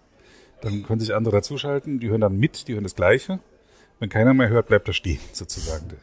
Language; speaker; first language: German; native; German